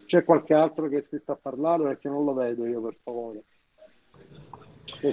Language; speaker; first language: Italian; native; Italian